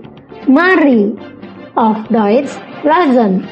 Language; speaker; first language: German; non-native, fluent; Indonesian